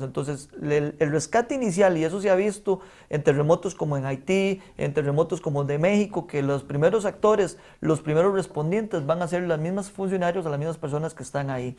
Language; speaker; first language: Spanish; native; Spanish